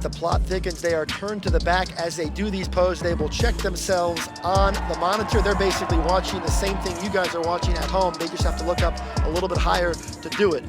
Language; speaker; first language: English; native; English